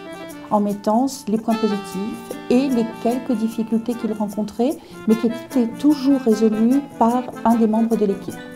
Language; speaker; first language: French; native; French